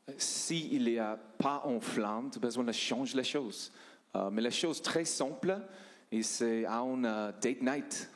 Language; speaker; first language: French; non-native, learner; English